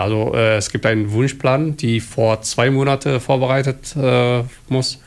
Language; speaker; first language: German; non-native, learner; Somali